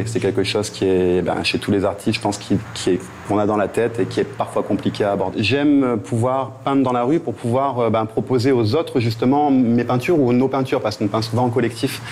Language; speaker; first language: French; native; French